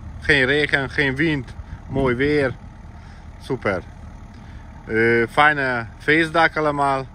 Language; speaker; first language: Dutch; non-native, learner; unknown